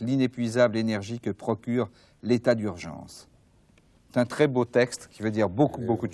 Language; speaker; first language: French; native; French